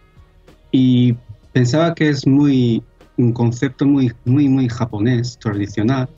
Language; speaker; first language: Spanish; non-native, fluent; Japanese